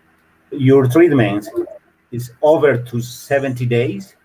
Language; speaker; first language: English; non-native, learner; Spanish